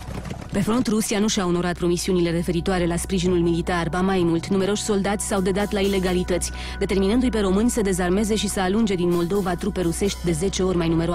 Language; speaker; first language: Romanian; native; Romanian